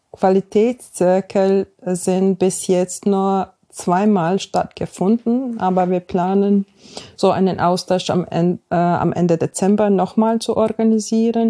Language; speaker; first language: German; non-native, fluent; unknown